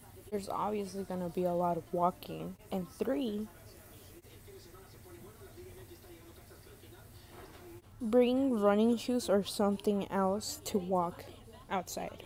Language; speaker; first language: English; early bilingual, other home language; Spanish